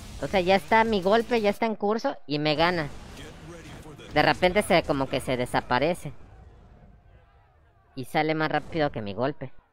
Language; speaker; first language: Spanish; native; Spanish